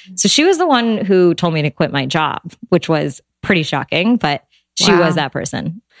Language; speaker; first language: English; native; English